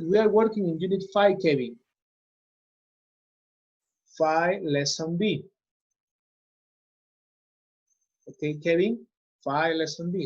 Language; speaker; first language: English; non-native, fluent; Spanish